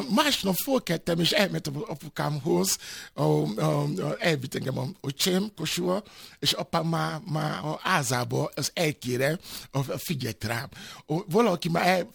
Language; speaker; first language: Hungarian; non-native, fluent; Yoruba